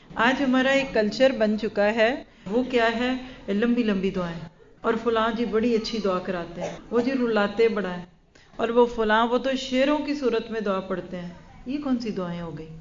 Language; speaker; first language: Urdu; native; Urdu